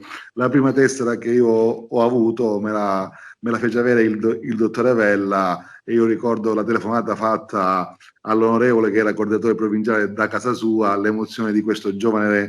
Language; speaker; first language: Italian; native; Italian